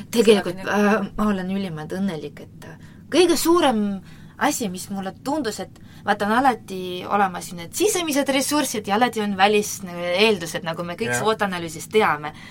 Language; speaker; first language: Estonian; non-native, local second language; Russian